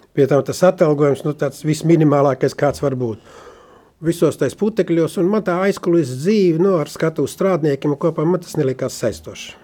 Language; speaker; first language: Latvian; native; Latvian